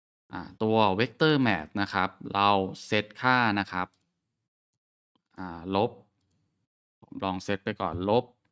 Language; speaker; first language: Thai; native; Thai